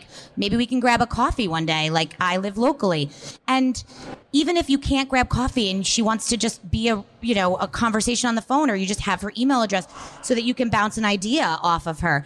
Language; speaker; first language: English; native; English